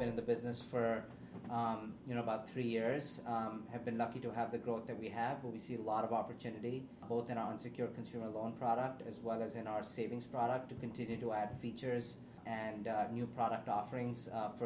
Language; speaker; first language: English; non-native, local second language; Urdu